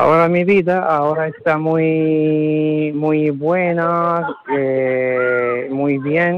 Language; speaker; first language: Spanish; non-native, learner; Arabic